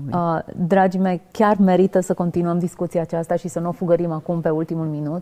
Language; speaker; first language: Romanian; native; Romanian